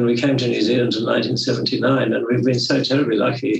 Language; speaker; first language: English; native; English